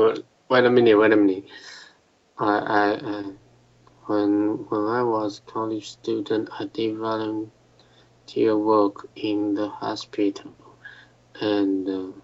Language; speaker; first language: English; non-native, learner; Chinese